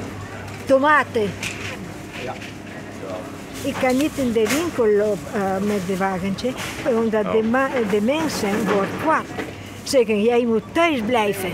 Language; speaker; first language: Dutch; non-native, learner; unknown